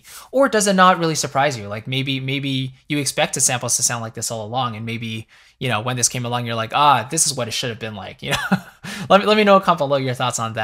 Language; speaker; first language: English; native; English